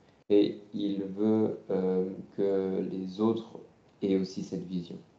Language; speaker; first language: French; native; French